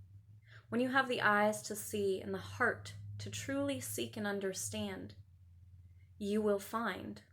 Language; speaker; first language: English; native; English